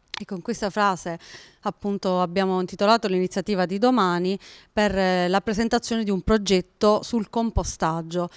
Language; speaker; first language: Italian; native; Italian